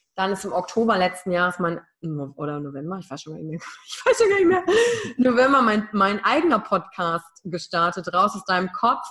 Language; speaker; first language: German; native; German